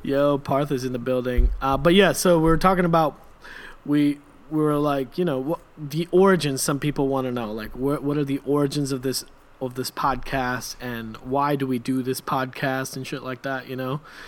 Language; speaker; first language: English; native; English